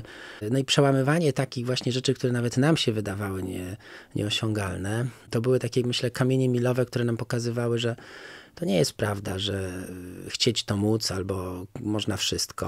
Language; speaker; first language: Polish; native; Polish